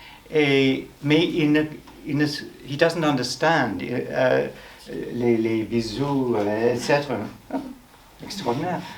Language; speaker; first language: French; non-native, learner; English